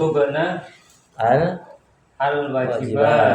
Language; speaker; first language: Arabic; non-native, learner; Indonesian